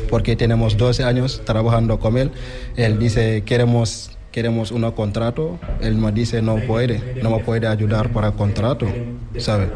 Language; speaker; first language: Spanish; non-native, learner; Wolof